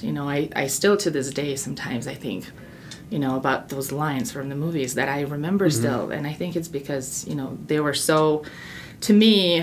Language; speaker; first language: English; non-native, fluent; Russian